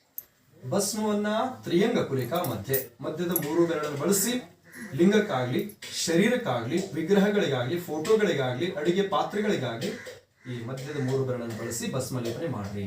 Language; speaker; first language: Kannada; native; Kannada